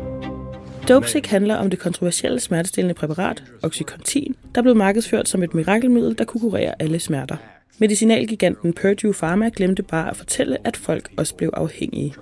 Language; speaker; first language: Danish; native; Danish